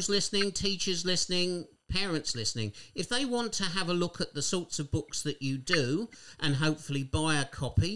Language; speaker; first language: English; native; English